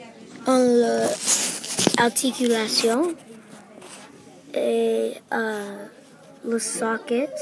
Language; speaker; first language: French; non-native, learner; English